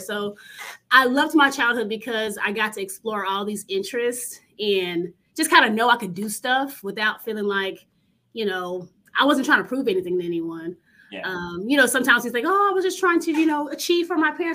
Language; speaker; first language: English; native; English